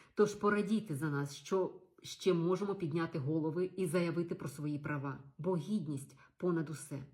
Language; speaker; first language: Ukrainian; native; Ukrainian